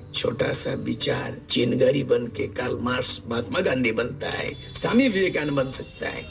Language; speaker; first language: Hindi; non-native, local second language; Santali